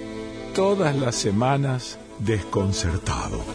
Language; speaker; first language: Spanish; native; Spanish